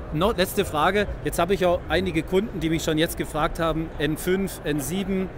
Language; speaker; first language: German; native; German